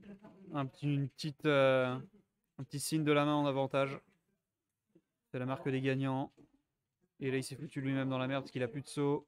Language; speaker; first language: French; native; French